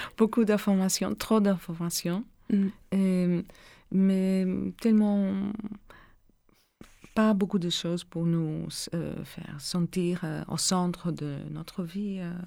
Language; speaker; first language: French; non-native, learner; Greek